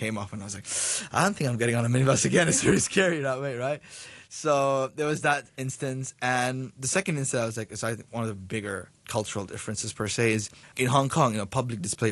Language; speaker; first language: English; non-native, local second language; Bangla